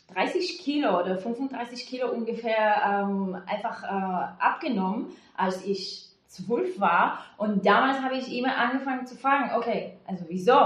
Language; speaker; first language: German; non-native, fluent; Hebrew